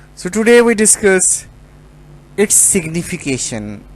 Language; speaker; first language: English; non-native, local second language; Urdu